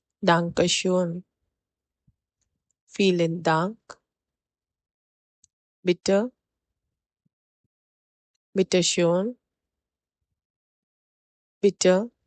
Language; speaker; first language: German; non-native, fluent; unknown